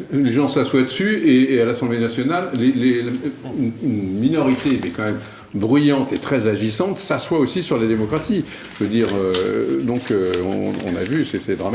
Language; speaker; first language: French; native; French